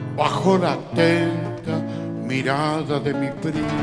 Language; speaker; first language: Spanish; native; Spanish